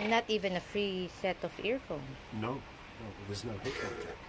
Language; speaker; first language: English; native; English